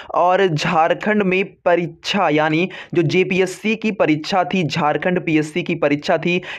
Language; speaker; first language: Hindi; native; Hindi